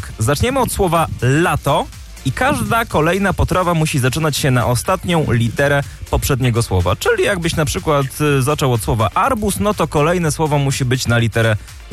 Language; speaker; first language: Polish; native; Polish